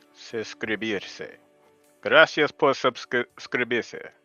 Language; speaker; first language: Spanish; non-native, learner; English